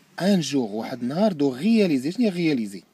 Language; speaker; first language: French; non-native, learner; Arabic